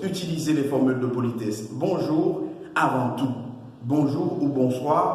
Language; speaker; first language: French; non-native, local second language; Haitian Creole